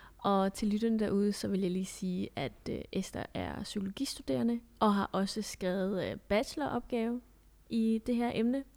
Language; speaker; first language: Danish; early bilingual, other home language; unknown